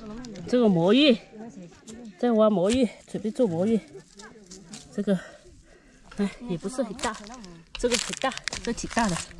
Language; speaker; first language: Chinese; non-native, local second language; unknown